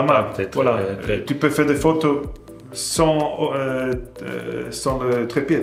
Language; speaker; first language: French; non-native, fluent; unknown